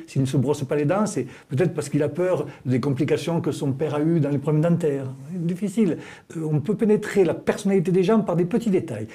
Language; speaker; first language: French; native; French